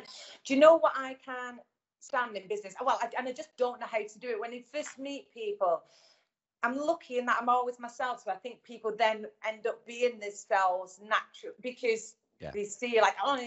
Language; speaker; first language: English; native; English